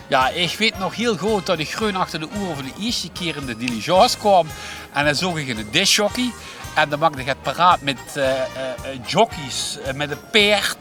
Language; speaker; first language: Dutch; native; Dutch